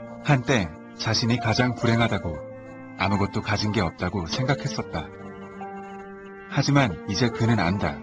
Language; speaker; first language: Korean; native; Korean